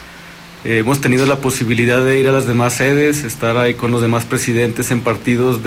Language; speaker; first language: Spanish; native; Spanish